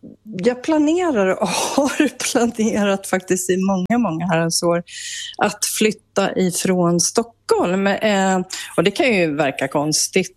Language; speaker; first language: Swedish; native; Swedish